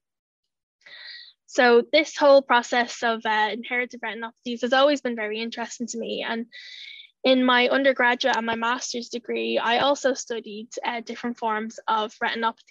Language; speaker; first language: English; native; English